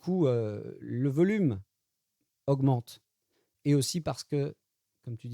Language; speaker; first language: French; native; French